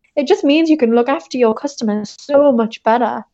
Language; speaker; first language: English; native; English